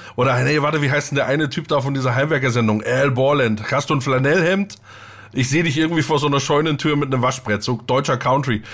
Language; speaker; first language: German; native; German